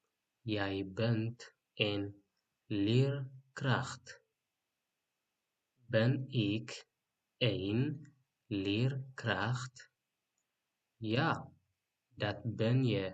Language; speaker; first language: Dutch; non-native, learner; Tigrinya